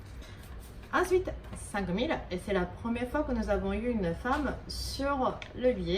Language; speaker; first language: French; non-native, fluent; Japanese